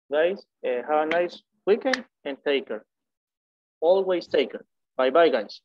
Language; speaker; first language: English; non-native, fluent; Spanish